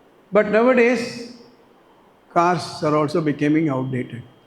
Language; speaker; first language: English; non-native, local second language; Tamil